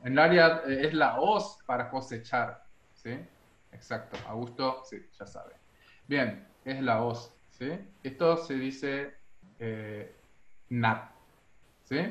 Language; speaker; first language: Spanish; non-native, fluent; Korean